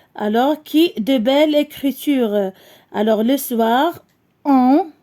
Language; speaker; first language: French; non-native, local second language; Arabic